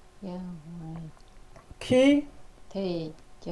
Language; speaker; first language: Korean; non-native, learner; Vietnamese